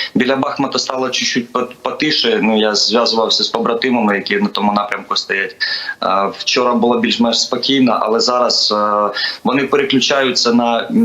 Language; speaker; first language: Ukrainian; native; Ukrainian